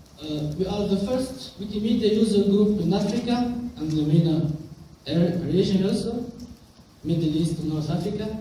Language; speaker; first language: English; non-native, local second language; Arabic